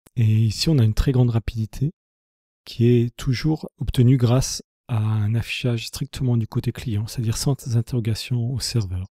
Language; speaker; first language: French; native; French